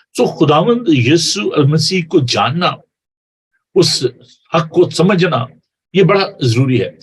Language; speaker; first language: Urdu; non-native, local second language; Punjabi